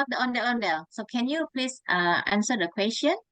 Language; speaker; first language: English; non-native, fluent; Indonesian